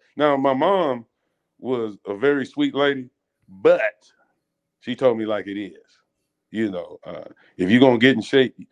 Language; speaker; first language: English; native; English